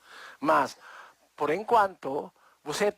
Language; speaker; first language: Portuguese; non-native, learner; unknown